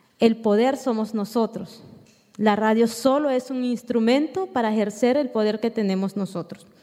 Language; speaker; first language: Spanish; non-native, local second language; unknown